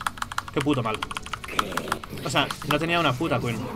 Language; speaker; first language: Spanish; native; Spanish